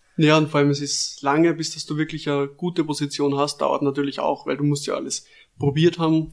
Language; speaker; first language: German; native; German